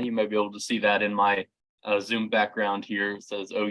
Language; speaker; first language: English; native; English